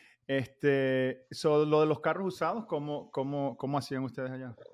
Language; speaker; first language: Spanish; native; Spanish